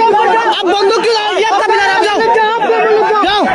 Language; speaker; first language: Hindi; non-native, local second language; Bangla